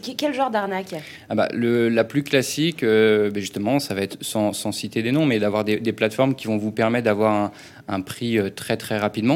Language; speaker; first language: French; native; French